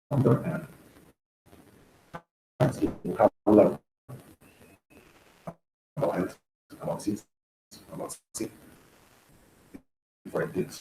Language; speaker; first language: English; non-native, learner; Spanish